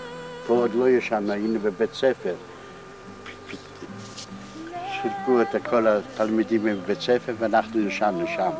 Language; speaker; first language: Hebrew; non-native, fluent; Yiddish